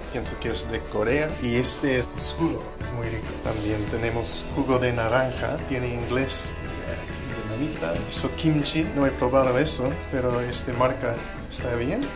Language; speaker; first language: Spanish; non-native, learner; English